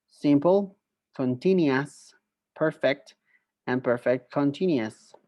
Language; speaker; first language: English; non-native, fluent; Spanish